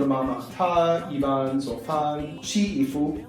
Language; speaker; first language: Chinese; non-native, learner; English